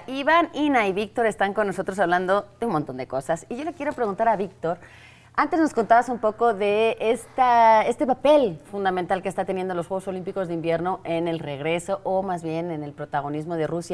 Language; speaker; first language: Spanish; native; Spanish